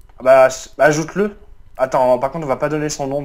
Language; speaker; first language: French; native; French